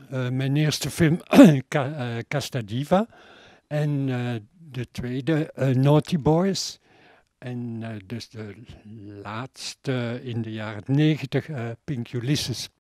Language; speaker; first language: Dutch; native; Dutch